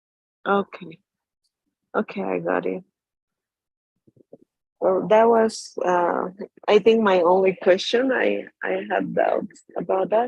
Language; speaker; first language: English; non-native, learner; Spanish